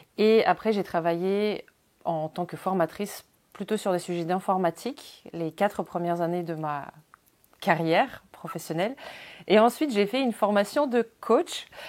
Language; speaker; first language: French; non-native, fluent; Ukrainian